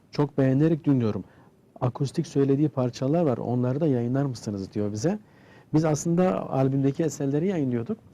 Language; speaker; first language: Turkish; native; Turkish